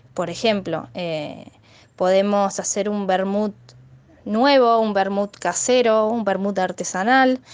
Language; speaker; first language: Spanish; native; Spanish